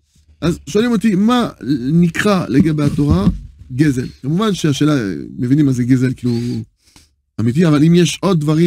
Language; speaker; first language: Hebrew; non-native, fluent; French